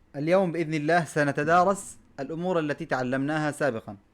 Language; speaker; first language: Arabic; non-native, fluent; Bangla